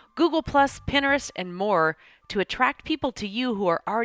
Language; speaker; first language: English; native; English